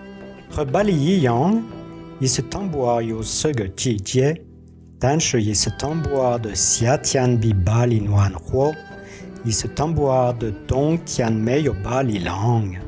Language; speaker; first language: Chinese; non-native, learner; French